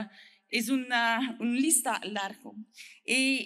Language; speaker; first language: Spanish; non-native, learner; French